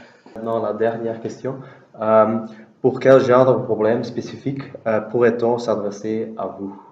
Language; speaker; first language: French; non-native, learner; Dutch